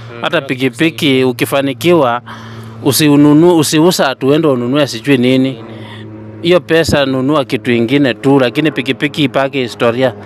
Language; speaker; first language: Swahili; native; Swahili